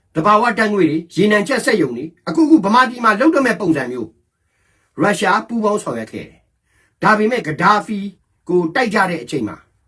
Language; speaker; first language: Burmese; native; Burmese